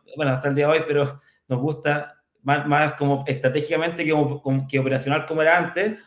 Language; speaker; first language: Spanish; native; Spanish